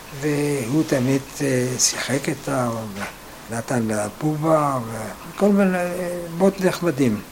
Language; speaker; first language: Hebrew; non-native, fluent; German